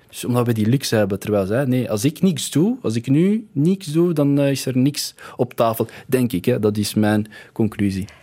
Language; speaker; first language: Dutch; early bilingual, other home language; Arabic